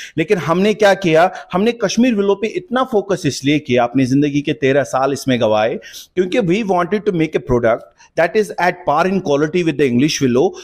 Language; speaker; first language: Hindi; non-native, local second language; Kashmiri